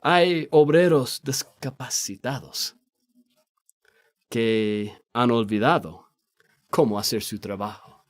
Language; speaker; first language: Spanish; non-native, fluent; English